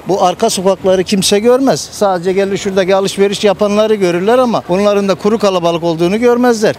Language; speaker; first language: Turkish; native; Turkish